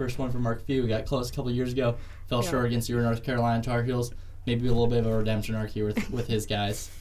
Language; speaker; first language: English; native; English